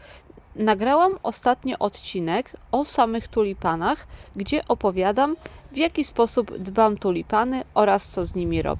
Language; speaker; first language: Polish; native; Polish